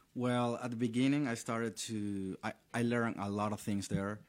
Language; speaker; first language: English; non-native, learner; Spanish